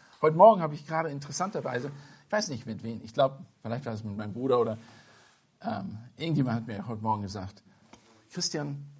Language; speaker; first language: German; non-native, fluent; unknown